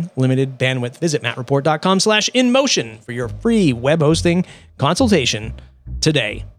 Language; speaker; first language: English; native; English